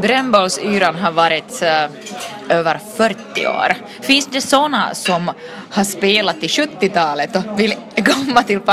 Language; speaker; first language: Swedish; non-native, local second language; Finnish